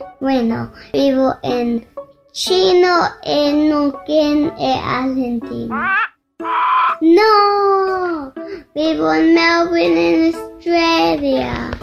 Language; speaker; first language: Spanish; early bilingual, heritage; Spanish